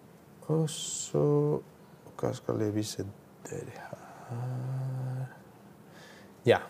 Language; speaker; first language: Norwegian; non-native, learner; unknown